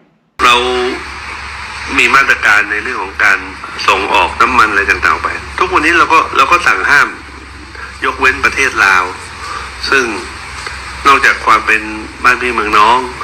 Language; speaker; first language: Thai; native; Thai